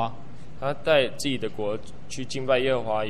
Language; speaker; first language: Chinese; native; Chinese